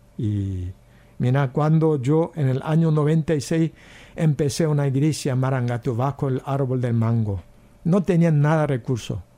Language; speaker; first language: Spanish; non-native, fluent; Korean